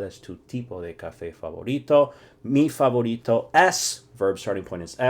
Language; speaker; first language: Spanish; non-native, fluent; English